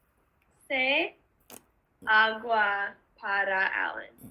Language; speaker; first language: Spanish; non-native, learner; English